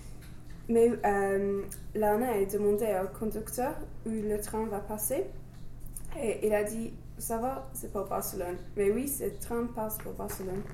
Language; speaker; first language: French; non-native, learner; English